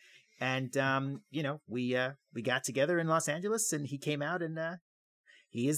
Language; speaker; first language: English; native; English